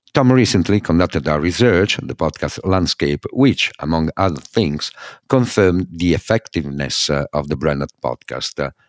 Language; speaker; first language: English; non-native, fluent; Italian